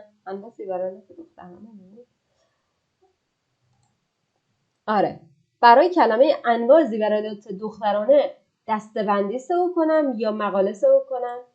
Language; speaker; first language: Persian; native; Persian